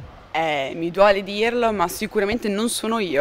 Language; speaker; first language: Italian; native; Italian